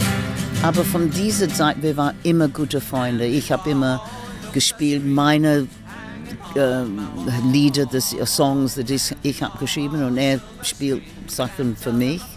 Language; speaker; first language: German; non-native, learner; English